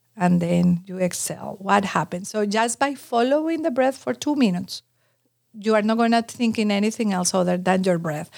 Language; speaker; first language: English; non-native, fluent; Spanish